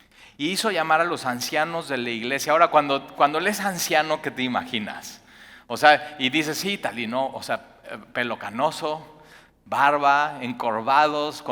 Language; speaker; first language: Spanish; native; Spanish